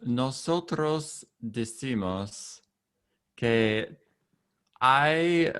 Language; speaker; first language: Spanish; non-native, learner; English